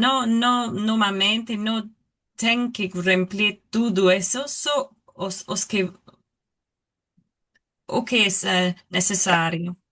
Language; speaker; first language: Portuguese; non-native, learner; English